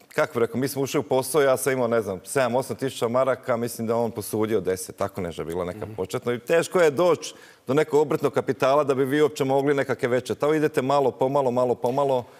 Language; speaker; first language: Croatian; native; Croatian